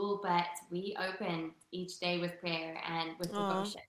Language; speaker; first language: English; non-native, local second language; Afrikaans